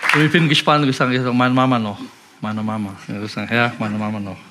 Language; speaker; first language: German; non-native, fluent; Indonesian